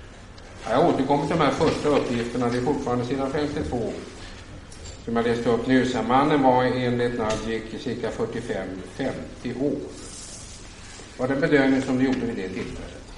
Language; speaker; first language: Swedish; native; Swedish